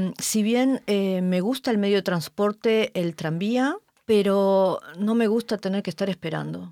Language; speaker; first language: Spanish; native; Spanish